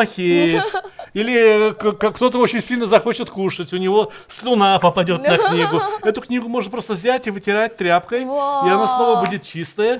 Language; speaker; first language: Russian; native; Russian